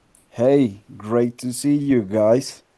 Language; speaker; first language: English; non-native, learner; Spanish